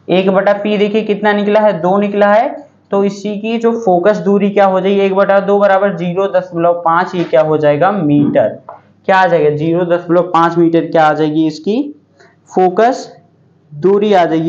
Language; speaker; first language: Hindi; native; Hindi